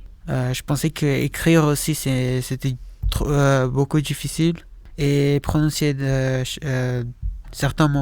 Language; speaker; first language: French; non-native, learner; Portuguese